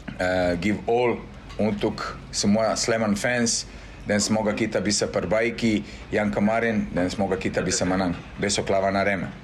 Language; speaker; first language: Indonesian; non-native, fluent; Serbian